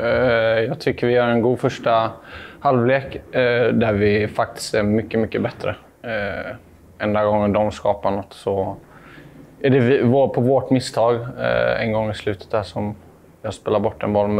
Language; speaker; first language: Swedish; native; Swedish